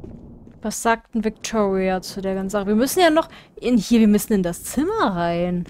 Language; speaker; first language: German; native; German